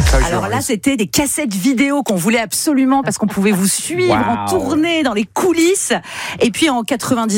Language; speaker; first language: French; native; French